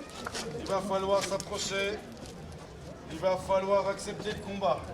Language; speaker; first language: French; native; French